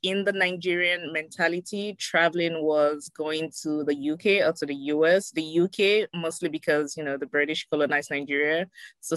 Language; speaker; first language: English; non-native, local second language; Yoruba